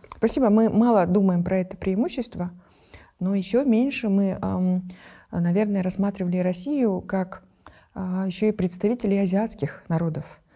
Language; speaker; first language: Russian; non-native, local second language; Kyrgyz